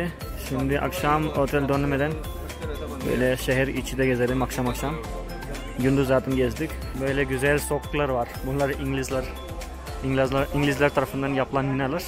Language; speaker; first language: Turkish; non-native, fluent; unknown